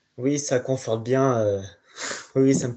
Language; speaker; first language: French; native; French